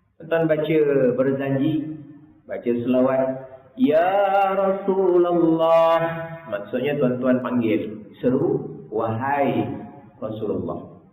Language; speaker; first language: Malay; native; Malay